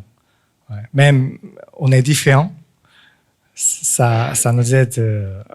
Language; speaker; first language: French; non-native, fluent; Korean